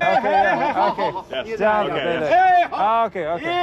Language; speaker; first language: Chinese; non-native, learner; English